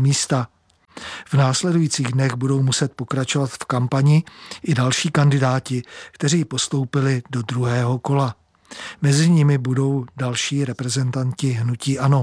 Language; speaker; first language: Czech; native; Czech